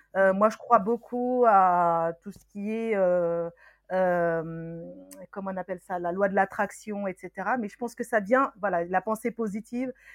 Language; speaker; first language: French; early bilingual, other home language; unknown